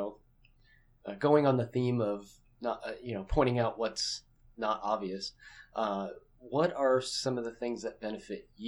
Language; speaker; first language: English; native; English